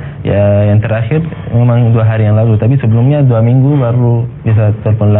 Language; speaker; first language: Indonesian; non-native, fluent; Arabic